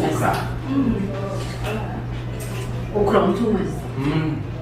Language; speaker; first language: Korean; non-native, learner; Thai